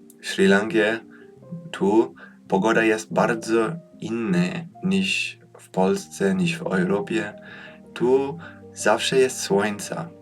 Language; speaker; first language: Polish; early bilingual, heritage; Polish